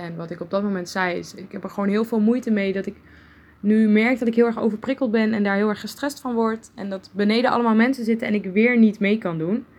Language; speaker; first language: Dutch; native; Dutch